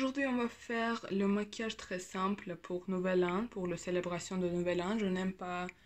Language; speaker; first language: French; non-native, learner; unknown